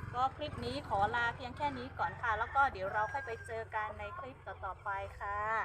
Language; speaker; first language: Thai; non-native, local second language; Hmong